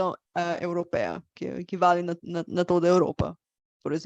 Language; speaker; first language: Portuguese; non-native, fluent; Bulgarian